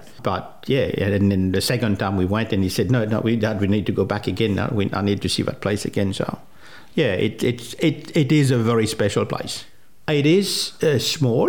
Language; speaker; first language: English; non-native, fluent; French